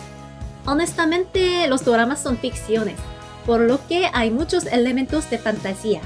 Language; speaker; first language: Spanish; non-native, fluent; Korean